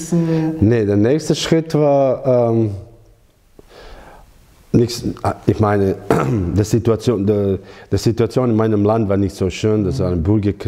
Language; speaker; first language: German; non-native, learner; Croatian